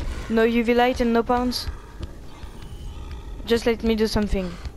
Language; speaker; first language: English; non-native, learner; French